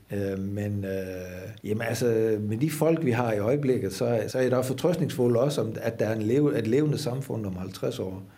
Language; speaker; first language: Danish; non-native, fluent; Dutch